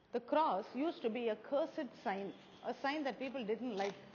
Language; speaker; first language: English; non-native, local second language; Tamil